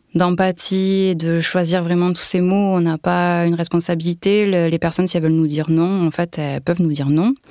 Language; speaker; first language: French; native; French